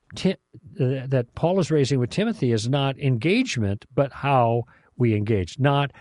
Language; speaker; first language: English; native; English